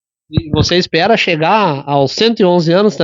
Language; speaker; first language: Portuguese; native; Portuguese